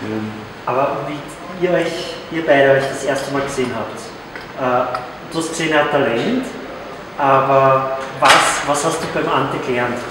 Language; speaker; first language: German; native; German